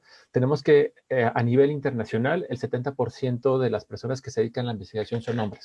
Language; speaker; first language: Spanish; native; Spanish